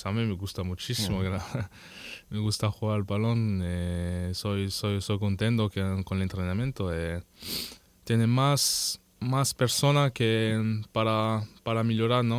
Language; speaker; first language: Spanish; non-native, learner; French